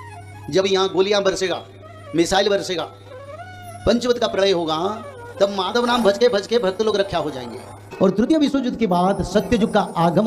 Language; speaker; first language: Hindi; non-native, local second language; Odia